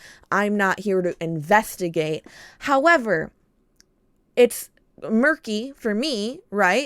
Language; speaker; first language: English; native; English